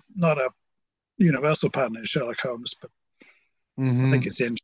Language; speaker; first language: English; native; English